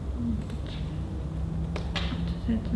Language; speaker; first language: English; non-native, learner; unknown